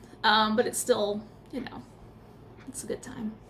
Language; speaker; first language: English; native; English